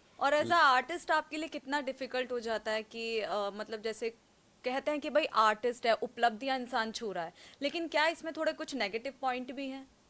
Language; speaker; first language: Hindi; native; Hindi